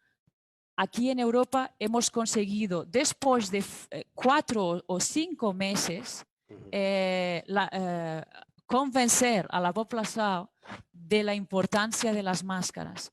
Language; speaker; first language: Spanish; non-native, fluent; Portuguese